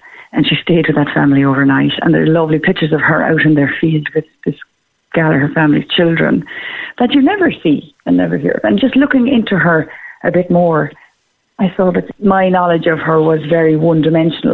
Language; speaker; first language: English; native; English